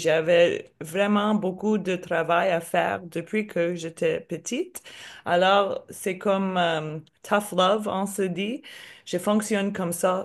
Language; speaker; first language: French; non-native, learner; English